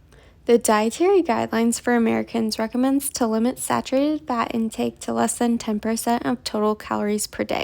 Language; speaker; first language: English; native; English